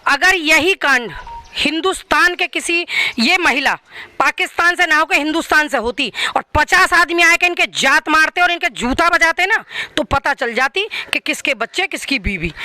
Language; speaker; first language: Hindi; native; Hindi